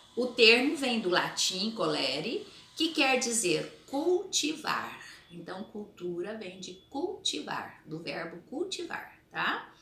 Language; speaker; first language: Portuguese; native; Portuguese